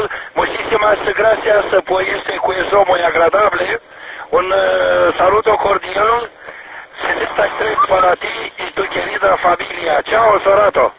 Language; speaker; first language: Spanish; non-native, learner; Romanian